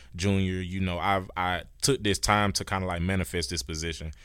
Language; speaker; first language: English; native; English